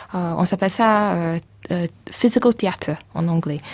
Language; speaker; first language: French; non-native, fluent; English